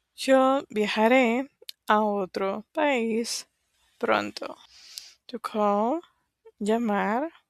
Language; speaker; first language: Spanish; non-native, fluent; English